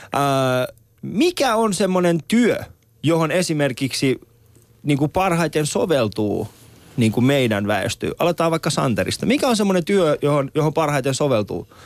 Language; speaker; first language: Finnish; early bilingual, other home language; Persian